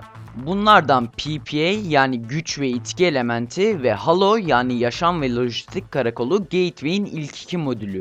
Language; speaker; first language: Turkish; native; Turkish